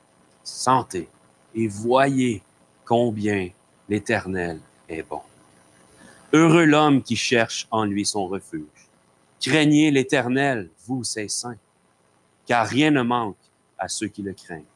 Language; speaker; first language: French; native; French